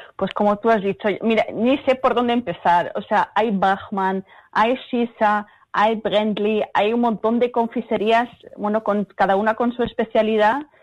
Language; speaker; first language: Spanish; early bilingual, other home language; German